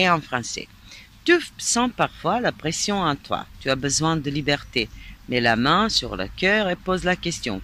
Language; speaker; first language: French; non-native, fluent; Serbian